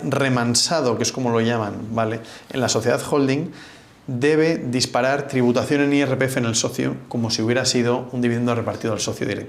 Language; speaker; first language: Spanish; native; Spanish